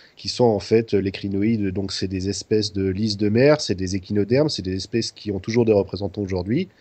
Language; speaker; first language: French; native; French